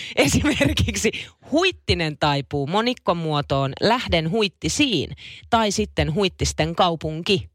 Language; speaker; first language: Finnish; native; Finnish